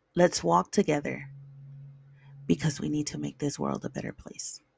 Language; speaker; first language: English; native; English